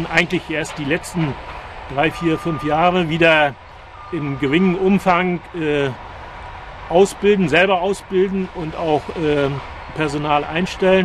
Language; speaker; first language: German; native; German